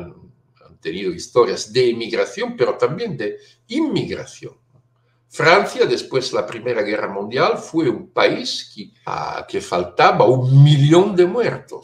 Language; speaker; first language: Spanish; non-native, fluent; Italian